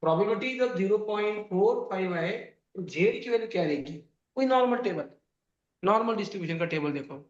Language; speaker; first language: Hindi; non-native, local second language; Marathi